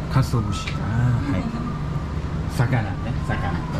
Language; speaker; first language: Japanese; non-native, learner; Thai